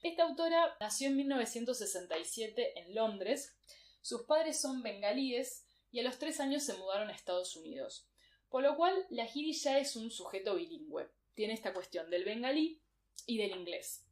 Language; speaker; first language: Spanish; native; Spanish